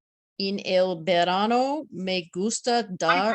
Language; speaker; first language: Spanish; non-native, learner; English